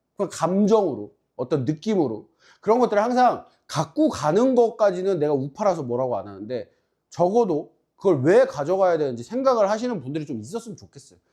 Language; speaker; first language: Korean; native; Korean